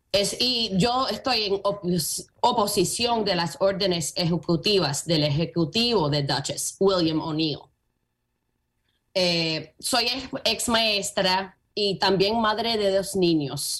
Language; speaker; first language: Spanish; early bilingual, heritage; Spanish